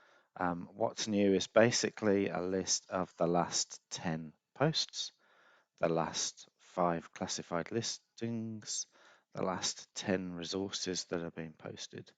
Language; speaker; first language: English; native; English